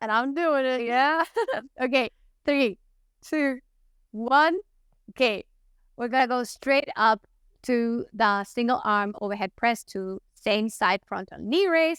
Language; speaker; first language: English; non-native, fluent; Italian